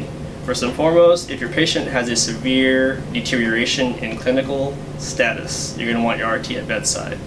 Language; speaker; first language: English; native; English